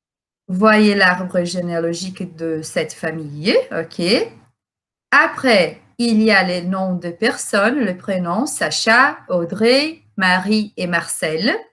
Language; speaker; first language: French; non-native, fluent; Portuguese